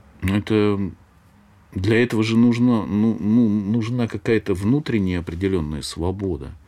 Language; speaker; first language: Russian; native; Russian